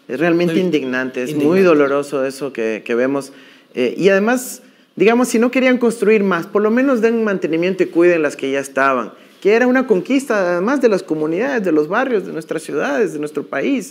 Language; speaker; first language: Spanish; native; Spanish